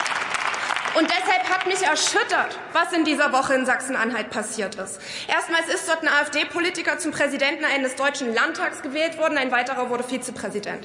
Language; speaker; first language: German; early bilingual, other home language; Arabic